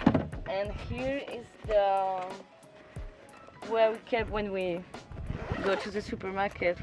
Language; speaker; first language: English; non-native, learner; French